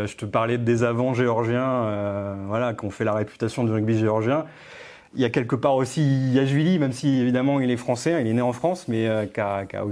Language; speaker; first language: French; native; French